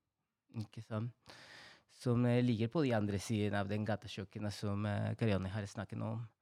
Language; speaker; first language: Norwegian; non-native, fluent; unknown